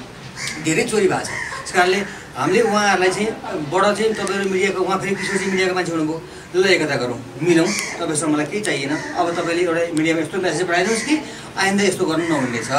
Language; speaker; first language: Nepali; native; Nepali